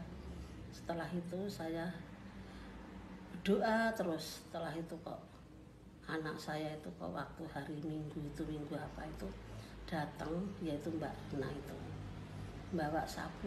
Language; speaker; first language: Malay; non-native, local second language; Javanese